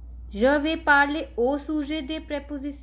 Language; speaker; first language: French; non-native, fluent; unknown